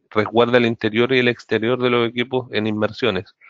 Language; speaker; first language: Spanish; native; Spanish